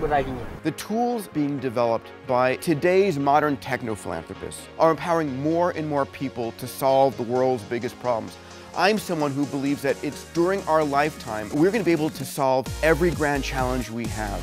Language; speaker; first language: English; native; English